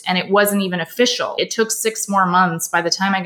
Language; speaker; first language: English; native; English